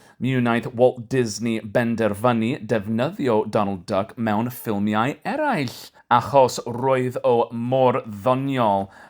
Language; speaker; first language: Welsh; non-native, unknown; English